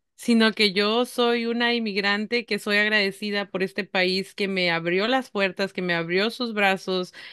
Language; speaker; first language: Spanish; native; Spanish